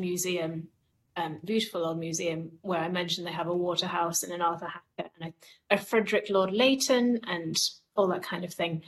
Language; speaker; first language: English; native; English